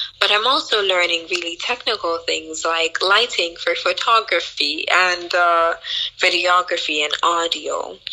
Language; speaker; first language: English; native; English